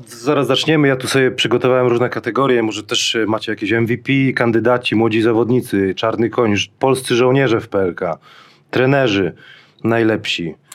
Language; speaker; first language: Polish; native; Polish